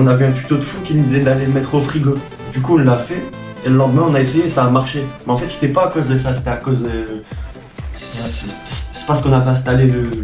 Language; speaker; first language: French; native; French